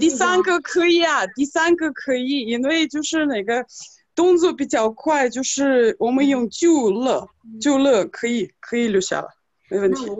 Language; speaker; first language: Chinese; non-native, fluent; Russian